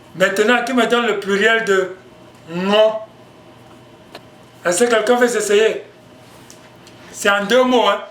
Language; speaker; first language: French; non-native, local second language; Basaa